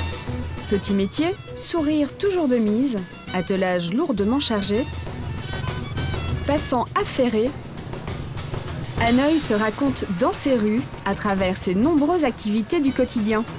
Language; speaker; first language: French; native; French